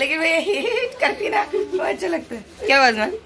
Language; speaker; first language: Hindi; native; Hindi